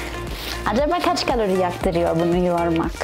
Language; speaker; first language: Turkish; non-native, fluent; German